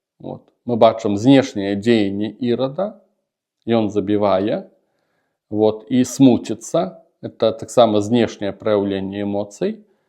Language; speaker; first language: Belarusian; native; Belarusian